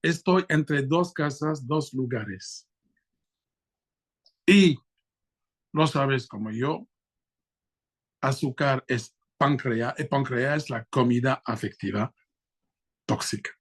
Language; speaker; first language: Spanish; non-native, fluent; French